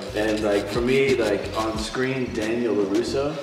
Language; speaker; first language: English; native; English